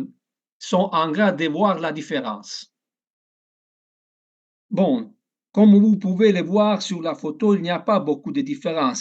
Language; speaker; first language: French; non-native, fluent; Italian